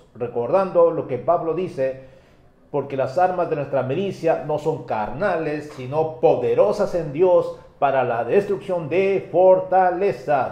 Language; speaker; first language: Spanish; native; Spanish